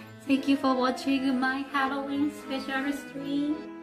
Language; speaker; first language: English; non-native, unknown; Japanese